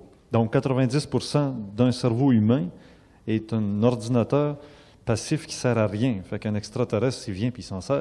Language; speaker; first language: French; native; French